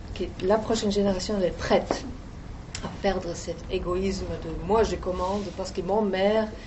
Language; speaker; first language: French; non-native, fluent; German